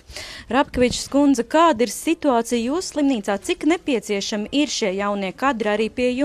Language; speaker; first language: Latvian; native; Latvian